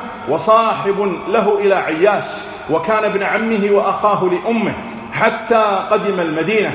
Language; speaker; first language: Arabic; native; Arabic